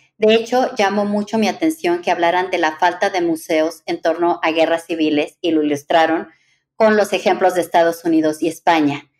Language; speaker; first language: Spanish; native; Spanish